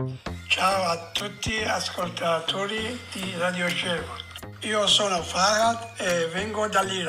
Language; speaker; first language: Italian; non-native, learner; Persian